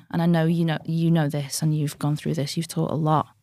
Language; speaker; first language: English; native; English